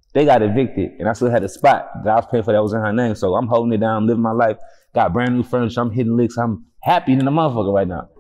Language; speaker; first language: English; native; English